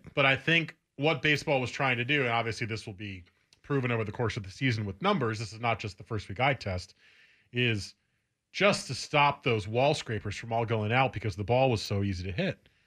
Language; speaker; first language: English; native; English